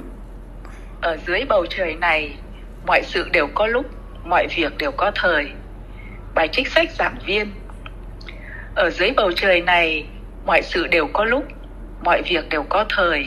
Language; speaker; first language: Vietnamese; native; Vietnamese